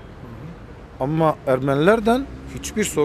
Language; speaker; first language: Turkish; non-native, fluent; Armenian